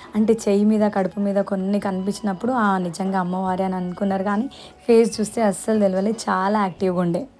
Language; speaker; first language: Telugu; non-native, local second language; Lambadi